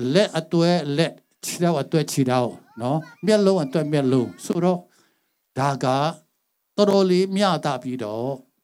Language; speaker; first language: Burmese; non-native, local second language; Tedim Chin